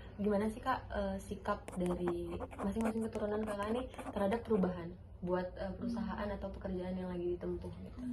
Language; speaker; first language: Indonesian; native; Indonesian